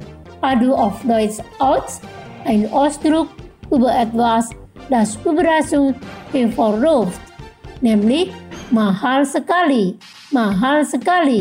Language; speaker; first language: German; non-native, fluent; Indonesian